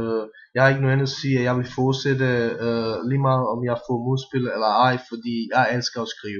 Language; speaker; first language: Danish; non-native, fluent; Bosnian